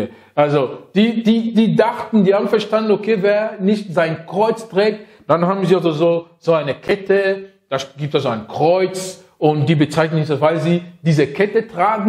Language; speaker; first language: German; non-native, fluent; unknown